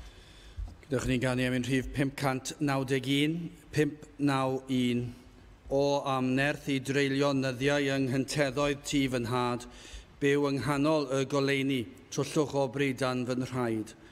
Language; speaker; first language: Welsh; native; Welsh